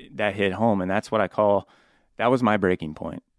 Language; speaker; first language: English; native; English